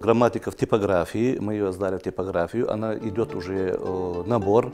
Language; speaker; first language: Russian; non-native, local second language; Chechen